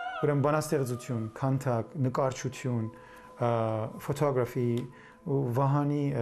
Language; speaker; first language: Armenian; early bilingual, heritage; Armenian